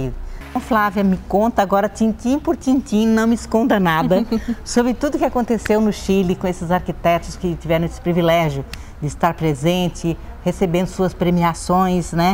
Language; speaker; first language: Portuguese; native; Portuguese